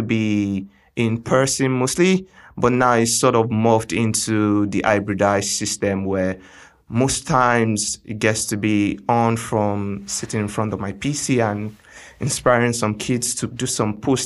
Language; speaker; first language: English; non-native, local second language; Yoruba